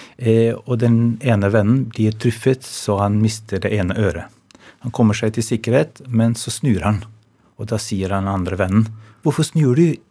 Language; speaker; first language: Norwegian; non-native, fluent; Albanian